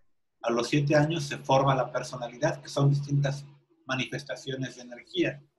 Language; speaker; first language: Spanish; native; Spanish